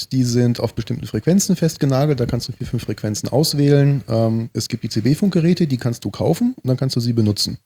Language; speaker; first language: German; native; German